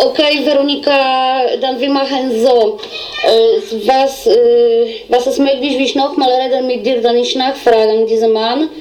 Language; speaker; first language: German; non-native, learner; Polish